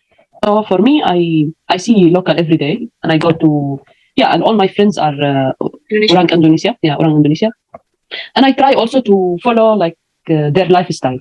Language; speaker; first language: English; non-native, fluent; Arabic